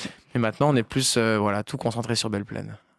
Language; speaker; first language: French; native; French